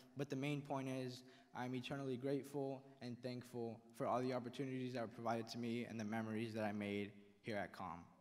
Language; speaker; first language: English; early bilingual, other home language; Spanish